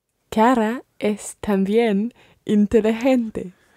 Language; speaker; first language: Spanish; non-native, learner; English